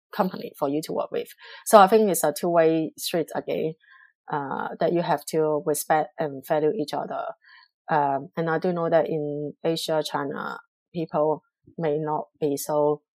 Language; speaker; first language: English; non-native, local second language; Cantonese